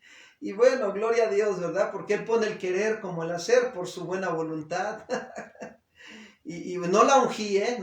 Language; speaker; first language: Spanish; native; Spanish